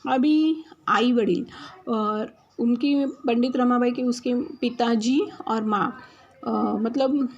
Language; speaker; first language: Hindi; non-native, local second language; Marathi